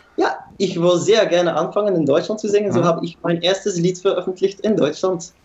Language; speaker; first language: German; non-native, learner; Dutch